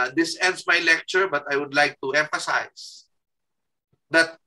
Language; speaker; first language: English; non-native, local second language; Filipino